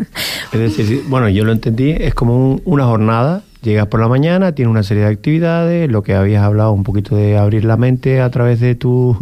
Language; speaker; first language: Spanish; native; Spanish